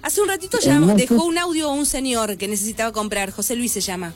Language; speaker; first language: Spanish; native; Spanish